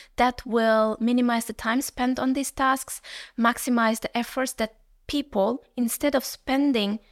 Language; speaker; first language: English; non-native, fluent; Uzbek